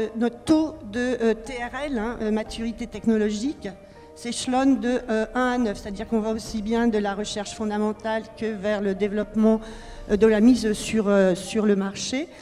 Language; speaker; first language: French; native; French